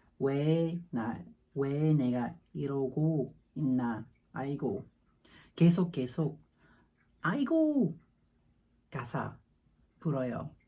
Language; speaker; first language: Korean; non-native, learner; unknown